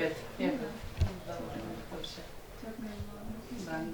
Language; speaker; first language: Turkish; non-native, learner; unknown